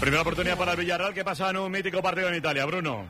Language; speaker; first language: Spanish; native; Spanish